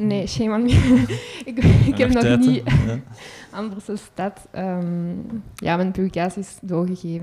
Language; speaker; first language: Dutch; non-native, local second language; French